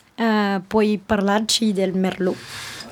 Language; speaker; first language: Italian; non-native, learner; French